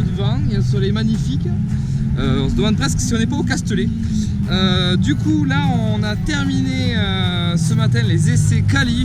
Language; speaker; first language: French; native; French